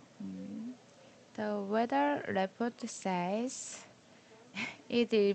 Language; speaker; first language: English; non-native, learner; Korean